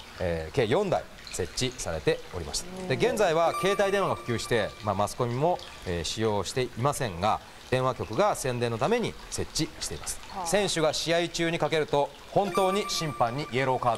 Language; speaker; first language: Japanese; native; Japanese